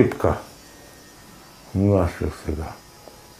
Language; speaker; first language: Russian; non-native, local second language; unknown